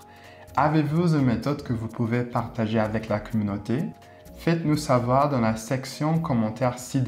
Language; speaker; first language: French; non-native, fluent; English